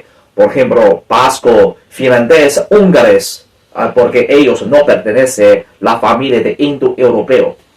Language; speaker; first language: Spanish; non-native, learner; Chinese